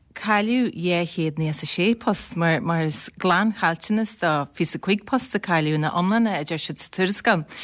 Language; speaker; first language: Irish; native; Irish